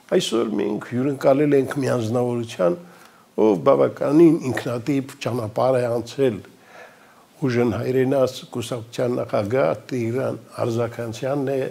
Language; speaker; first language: Armenian; native; Armenian